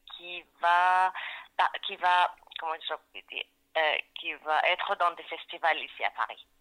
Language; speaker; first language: French; non-native, fluent; Arabic